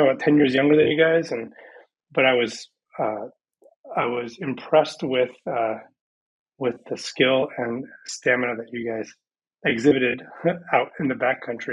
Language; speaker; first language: English; early bilingual, other home language; Persian